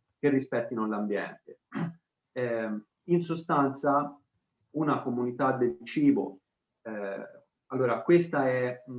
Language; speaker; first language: Italian; native; Italian